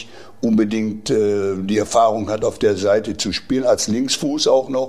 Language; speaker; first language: German; native; German